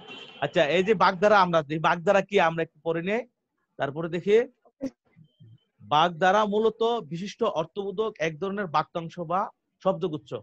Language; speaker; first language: Bangla; native; Bangla